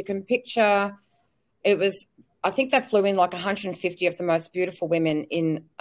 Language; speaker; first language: English; native; English